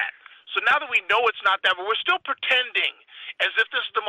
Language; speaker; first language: English; native; English